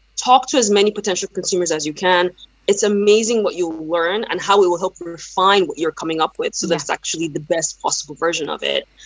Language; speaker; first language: English; non-native, local second language; Yoruba